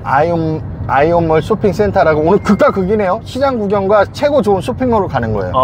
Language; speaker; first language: Korean; native; Korean